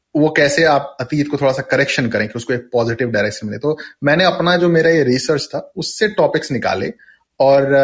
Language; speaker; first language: Hindi; non-native, local second language; Bhojpuri